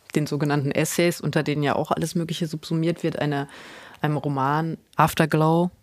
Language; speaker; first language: German; native; German